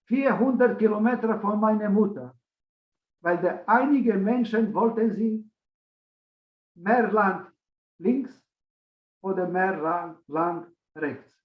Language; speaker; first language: German; non-native, learner; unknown